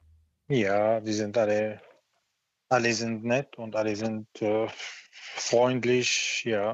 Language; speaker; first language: German; non-native, learner; Arabic